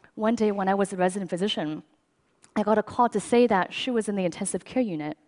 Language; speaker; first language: English; early bilingual, other home language; Chinese